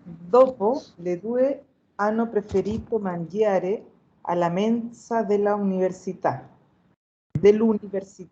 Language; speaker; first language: Italian; non-native, learner; Spanish